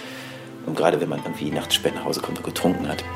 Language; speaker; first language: German; native; German